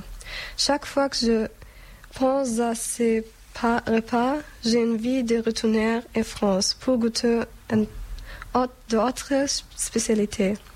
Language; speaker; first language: French; non-native, learner; German